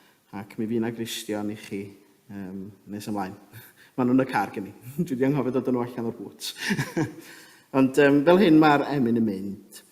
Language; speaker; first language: Welsh; native; Welsh